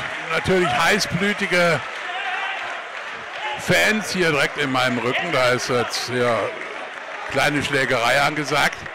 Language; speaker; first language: German; native; German